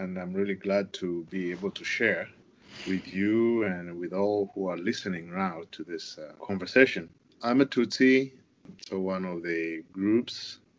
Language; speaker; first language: English; non-native, local second language; Kinyarwanda